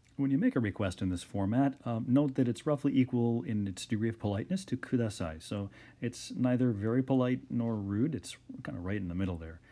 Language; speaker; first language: English; native; English